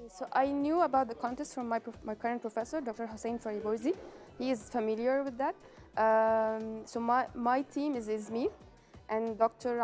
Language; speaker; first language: English; non-native, fluent; Arabic